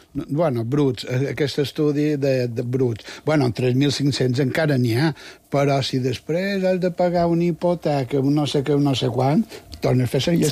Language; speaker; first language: Catalan; native; Catalan